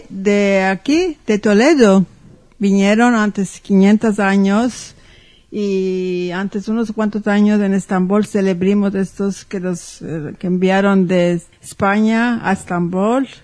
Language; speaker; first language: Spanish; early bilingual, heritage; Ladino